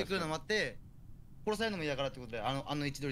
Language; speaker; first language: Japanese; native; Japanese